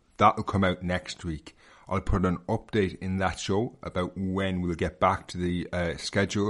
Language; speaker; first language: English; native; English